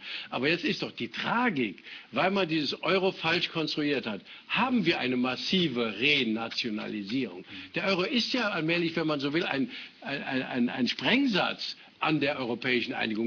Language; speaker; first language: German; native; German